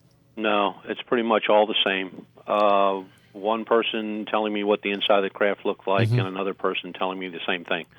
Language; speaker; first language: English; native; English